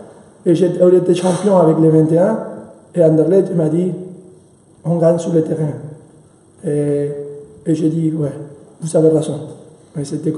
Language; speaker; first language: French; non-native, fluent; Spanish